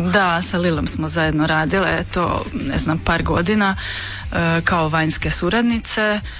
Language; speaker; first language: Croatian; non-native, local second language; Hungarian